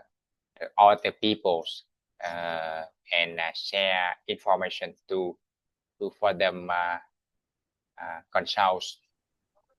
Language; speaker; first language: English; non-native, learner; Vietnamese